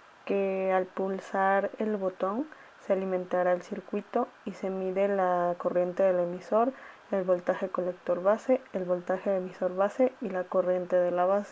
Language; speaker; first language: Spanish; native; Spanish